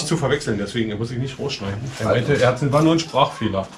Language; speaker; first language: German; native; German